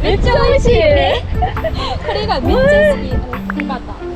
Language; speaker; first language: Japanese; native; Japanese